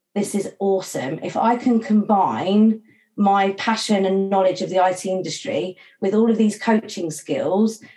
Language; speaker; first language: English; native; English